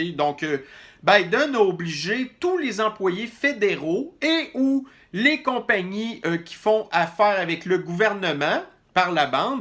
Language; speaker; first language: French; native; French